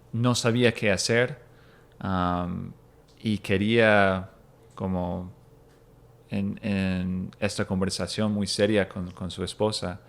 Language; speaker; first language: Spanish; non-native, fluent; English